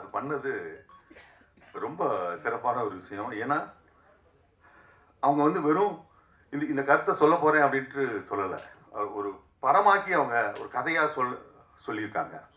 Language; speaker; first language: Tamil; native; Tamil